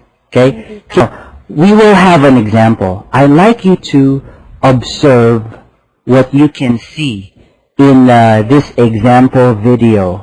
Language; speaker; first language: English; non-native, fluent; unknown